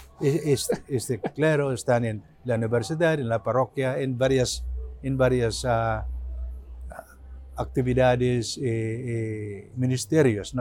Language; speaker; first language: Spanish; non-native, learner; Cebuano